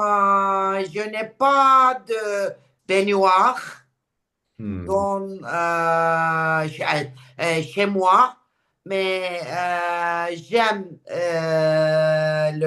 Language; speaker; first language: French; non-native, learner; Turkish